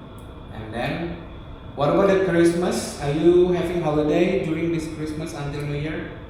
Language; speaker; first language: English; non-native, local second language; Indonesian